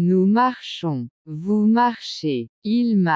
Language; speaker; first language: French; non-native, local second language; Arabic